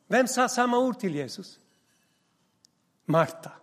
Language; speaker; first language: Swedish; non-native, fluent; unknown